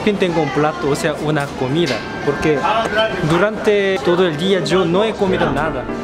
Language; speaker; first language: Spanish; non-native, fluent; Korean